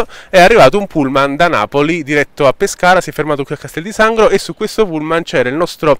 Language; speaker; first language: Italian; native; Italian